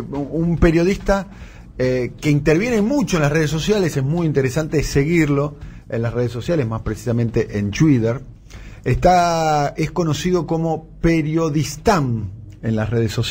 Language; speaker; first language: Spanish; native; Spanish